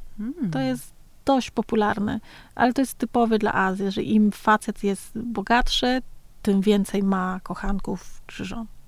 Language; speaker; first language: Polish; early bilingual, other home language; Vietnamese